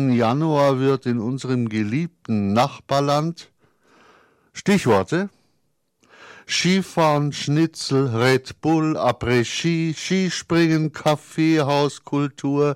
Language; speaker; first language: German; native; German